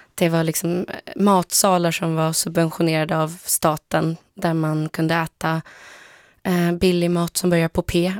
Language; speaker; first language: Swedish; early bilingual, other home language; Polish